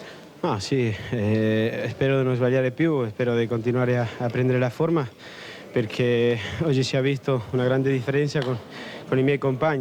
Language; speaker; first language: Italian; non-native, learner; Spanish